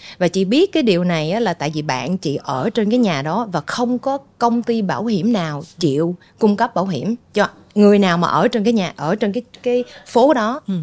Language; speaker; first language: Vietnamese; early bilingual, heritage; Vietnamese